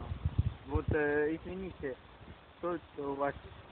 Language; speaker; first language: Russian; non-native, learner; Estonian